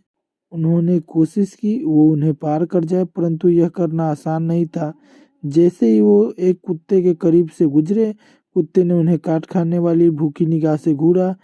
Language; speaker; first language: Hindi; native; Hindi